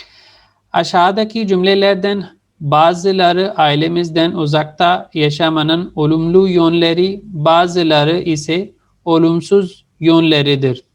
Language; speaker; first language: Turkish; non-native, fluent; Urdu